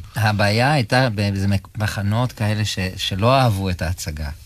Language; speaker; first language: Hebrew; non-native, fluent; Romanian